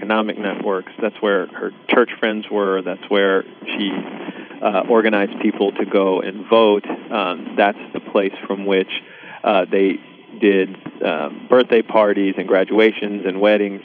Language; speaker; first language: English; early bilingual, other home language; Sinhala